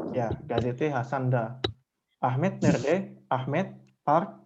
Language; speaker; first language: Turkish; non-native, fluent; Indonesian